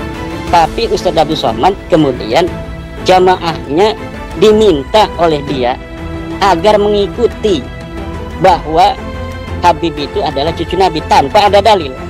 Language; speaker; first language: Indonesian; native; Indonesian